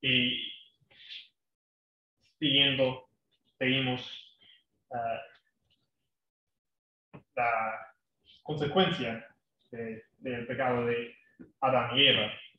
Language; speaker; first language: Spanish; non-native, fluent; English